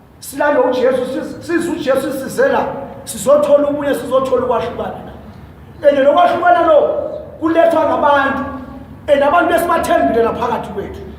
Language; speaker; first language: Zulu; native; Zulu